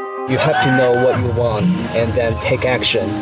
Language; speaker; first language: English; non-native, fluent; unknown